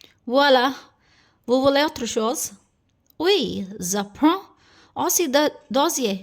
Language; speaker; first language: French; non-native, fluent; Hindi